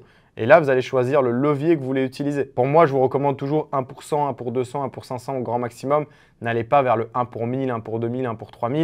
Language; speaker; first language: French; native; French